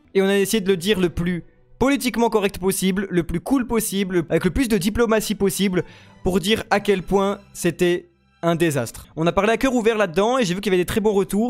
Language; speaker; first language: French; native; French